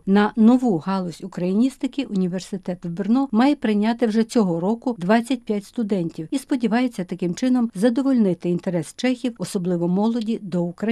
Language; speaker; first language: Ukrainian; native; Ukrainian